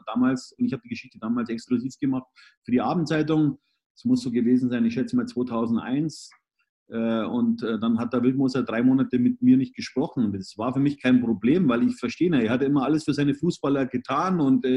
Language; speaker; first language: German; native; German